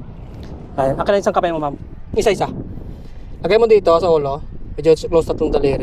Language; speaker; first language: Filipino; non-native, local second language; Aklanon